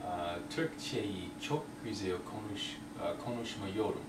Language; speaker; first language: Turkish; non-native, learner; English